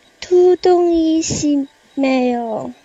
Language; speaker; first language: Korean; non-native, learner; Chinese